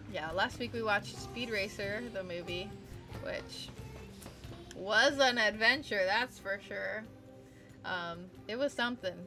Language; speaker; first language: English; native; English